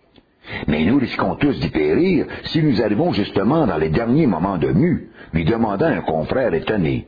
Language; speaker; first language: French; native; French